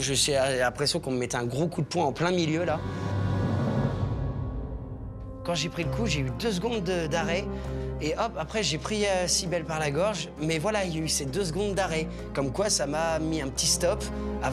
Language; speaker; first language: French; native; French